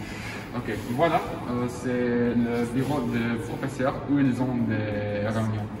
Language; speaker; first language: French; non-native, learner; Macedonian